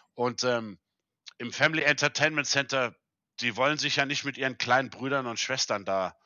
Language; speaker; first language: German; early bilingual, heritage; German